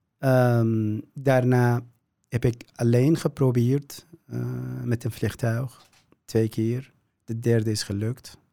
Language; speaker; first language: Dutch; non-native, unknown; Kurdish